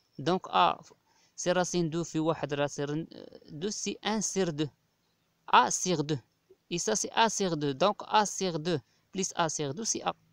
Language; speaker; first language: French; non-native, local second language; Arabic